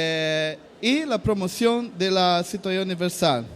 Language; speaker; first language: French; non-native, learner; Portuguese